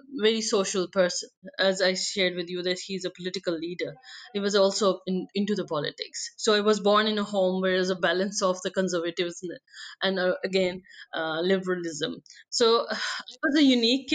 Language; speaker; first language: English; non-native, local second language; Punjabi